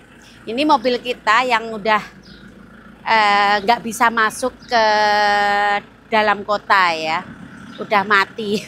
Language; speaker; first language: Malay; non-native, local second language; Javanese